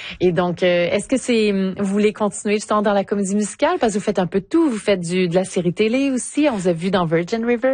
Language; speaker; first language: French; native; French